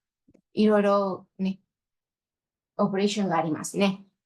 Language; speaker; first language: Japanese; non-native, fluent; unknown